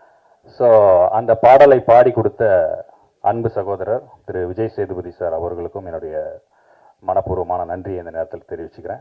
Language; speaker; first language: Tamil; native; Tamil